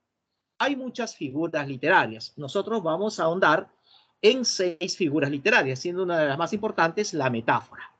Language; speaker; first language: Spanish; native; Spanish